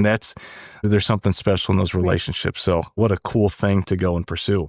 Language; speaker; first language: English; native; English